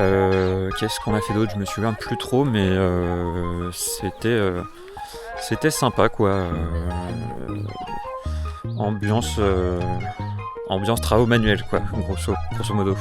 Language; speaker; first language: French; native; French